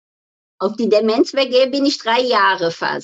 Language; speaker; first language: German; non-native, fluent; Portuguese